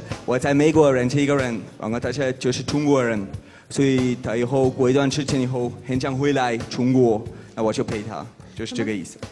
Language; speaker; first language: Chinese; non-native, learner; Swiss German